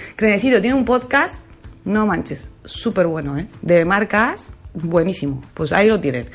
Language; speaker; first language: Spanish; native; Spanish